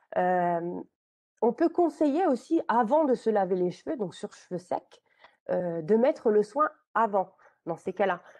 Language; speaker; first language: French; native; French